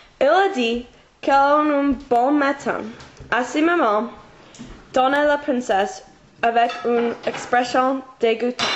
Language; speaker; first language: French; non-native, learner; English